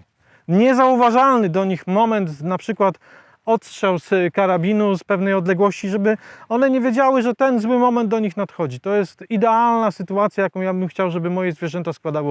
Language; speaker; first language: Polish; native; Polish